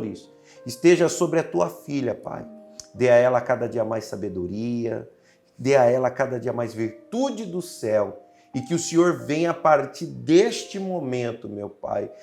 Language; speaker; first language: Portuguese; native; Portuguese